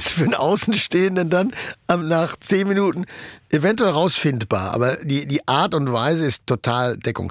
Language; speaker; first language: German; native; German